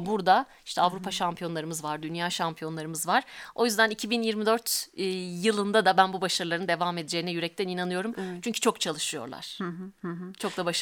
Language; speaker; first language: Turkish; native; Turkish